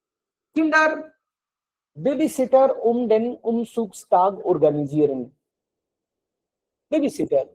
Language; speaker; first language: German; non-native, fluent; Hindi